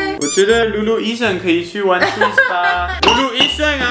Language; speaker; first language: Chinese; non-native, fluent; French